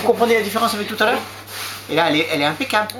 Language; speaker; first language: French; native; French